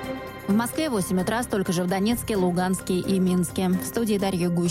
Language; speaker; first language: Russian; native; Russian